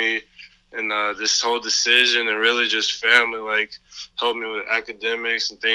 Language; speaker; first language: English; native; English